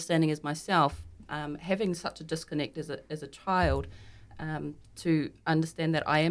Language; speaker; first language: English; native; English